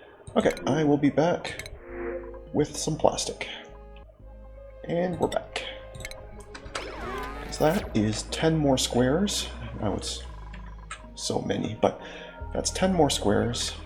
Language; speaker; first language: English; native; English